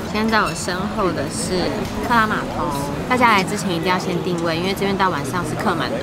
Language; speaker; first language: Chinese; native; Chinese